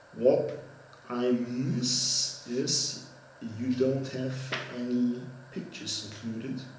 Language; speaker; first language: English; non-native, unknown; German